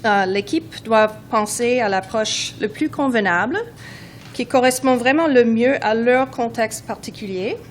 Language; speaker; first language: French; non-native, local second language; English